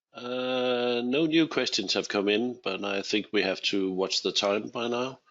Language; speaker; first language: English; non-native, fluent; Danish